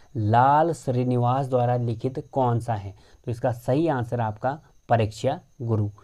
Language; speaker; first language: Hindi; native; Hindi